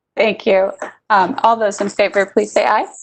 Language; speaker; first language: English; native; English